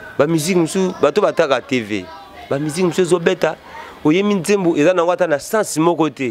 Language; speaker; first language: Lingala; native; Lingala